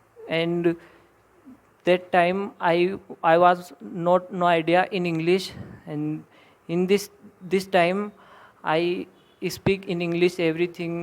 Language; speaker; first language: English; non-native, learner; Hindi